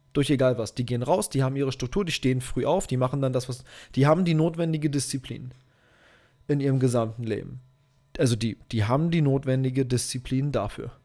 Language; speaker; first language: German; native; German